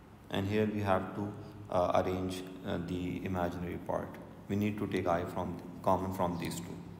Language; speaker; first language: English; non-native, local second language; Urdu